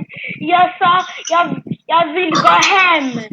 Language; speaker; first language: Swedish; early bilingual, other home language; French